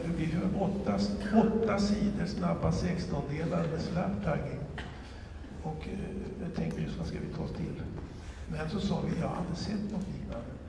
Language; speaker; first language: Swedish; native; Swedish